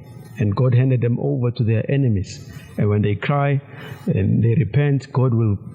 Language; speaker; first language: English; non-native, local second language; Zulu